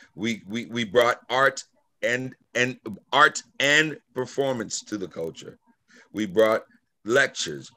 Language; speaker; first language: English; native; English